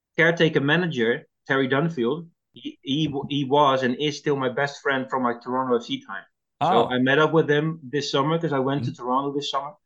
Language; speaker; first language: English; non-native, fluent; Dutch